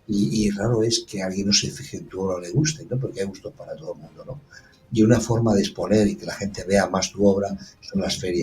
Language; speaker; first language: Spanish; native; Spanish